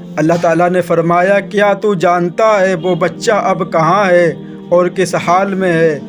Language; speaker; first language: Urdu; native; Urdu